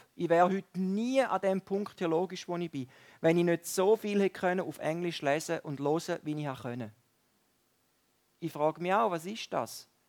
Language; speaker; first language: German; native; German